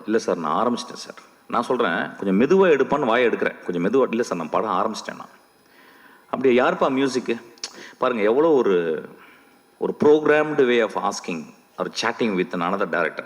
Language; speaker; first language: Tamil; native; Tamil